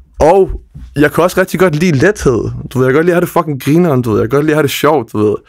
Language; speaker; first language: Danish; native; Danish